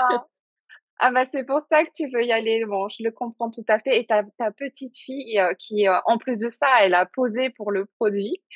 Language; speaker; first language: French; native; French